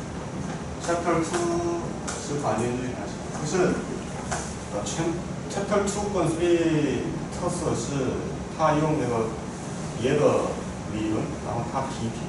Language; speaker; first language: Chinese; non-native, fluent; Korean